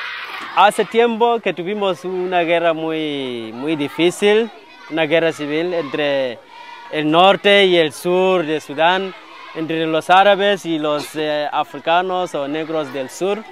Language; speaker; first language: Spanish; non-native, fluent; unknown